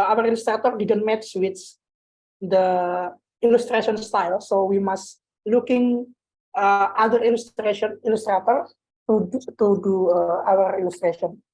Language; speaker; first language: English; non-native, learner; Indonesian